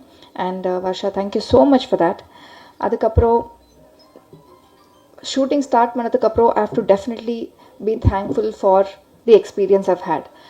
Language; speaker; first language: Tamil; non-native, learner; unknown